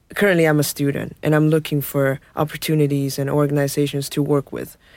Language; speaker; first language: English; non-native, fluent; Chinese